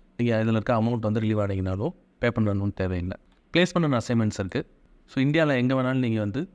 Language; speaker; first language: Tamil; native; Tamil